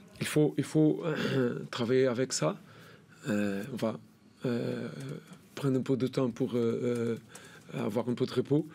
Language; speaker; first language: French; non-native, learner; Portuguese